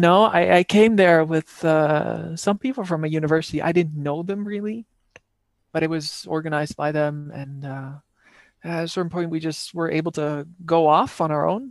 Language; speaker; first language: English; non-native, fluent; Dutch